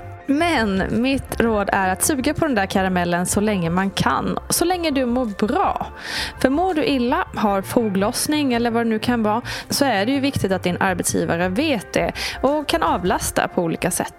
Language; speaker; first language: Swedish; native; Swedish